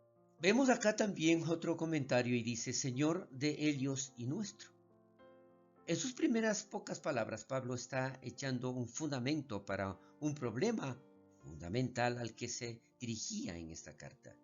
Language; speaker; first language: Spanish; native; Spanish